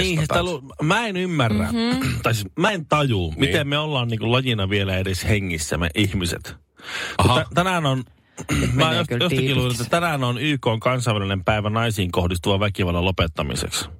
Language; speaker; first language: Finnish; native; Finnish